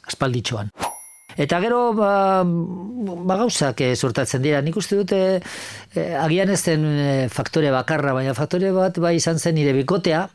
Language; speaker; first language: Basque; non-native, local second language; Spanish